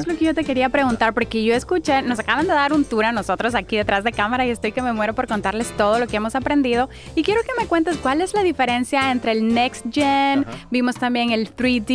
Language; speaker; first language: Spanish; native; Spanish